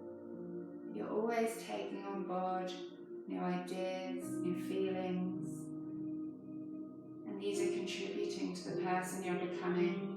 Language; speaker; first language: English; native; English